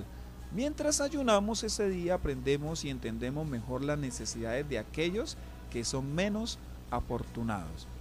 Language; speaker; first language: Spanish; native; Spanish